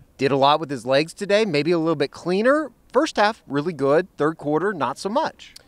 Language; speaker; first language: English; native; English